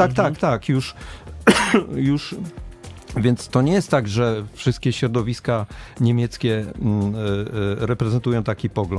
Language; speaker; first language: Polish; native; Polish